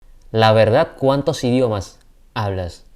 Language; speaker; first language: Spanish; non-native, fluent; Indonesian